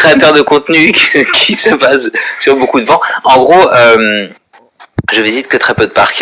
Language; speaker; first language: French; native; French